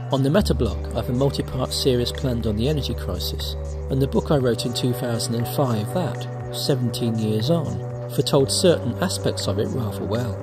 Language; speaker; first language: English; native; English